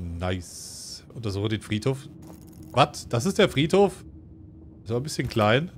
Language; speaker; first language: German; native; German